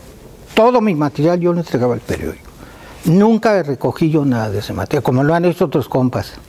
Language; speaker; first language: Spanish; native; Spanish